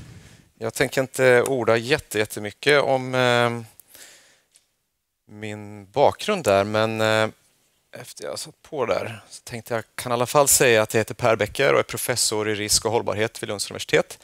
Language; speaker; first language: Swedish; native; Swedish